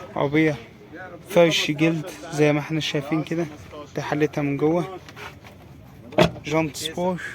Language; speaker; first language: Arabic; native; Arabic